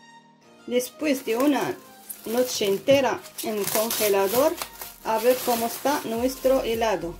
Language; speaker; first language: Spanish; non-native, fluent; Arabic